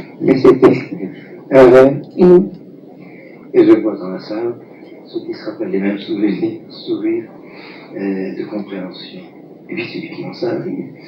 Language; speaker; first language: French; non-native, local second language; Arabic